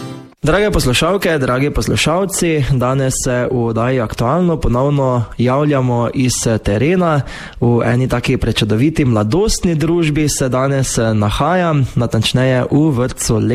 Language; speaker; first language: Slovenian; native; Slovenian